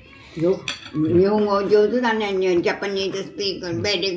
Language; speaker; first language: Japanese; native; Japanese